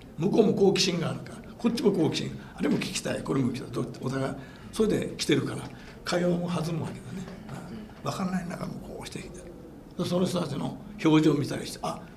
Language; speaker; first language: Japanese; non-native, fluent; English